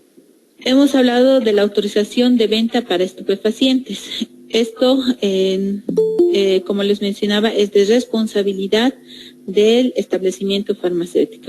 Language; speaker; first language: Spanish; native; Spanish